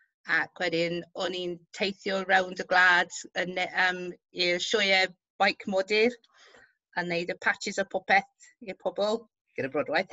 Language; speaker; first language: Welsh; non-native, local second language; English